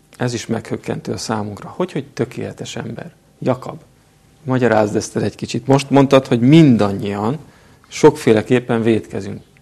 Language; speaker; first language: Hungarian; native; Hungarian